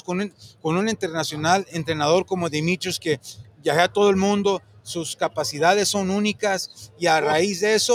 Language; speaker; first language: Spanish; native; Spanish